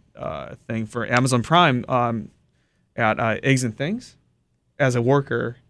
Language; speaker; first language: English; early bilingual, other home language; Japanese